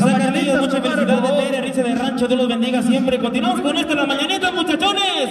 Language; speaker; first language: Spanish; native; Spanish